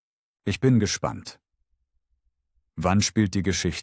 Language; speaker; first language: German; native; German